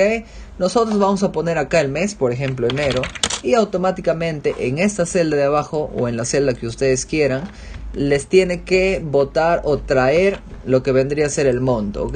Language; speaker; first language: Spanish; native; Spanish